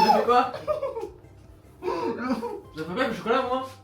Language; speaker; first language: French; native; French